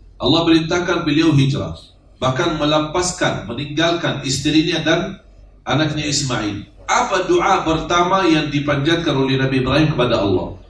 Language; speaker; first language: Indonesian; non-native, fluent; Arabic